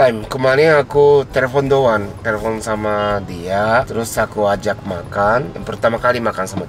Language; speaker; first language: Indonesian; non-native, fluent; Japanese